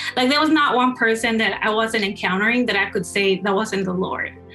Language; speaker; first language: English; native; English